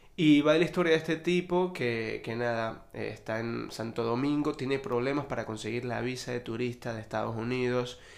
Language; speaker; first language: Spanish; native; Spanish